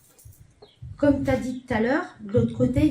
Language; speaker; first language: French; native; French